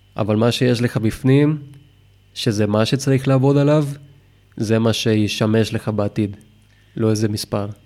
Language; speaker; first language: Hebrew; non-native, fluent; Spanish